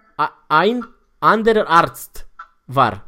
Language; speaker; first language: German; non-native, fluent; Romanian